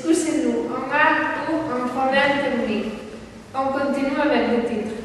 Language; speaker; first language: French; non-native, learner; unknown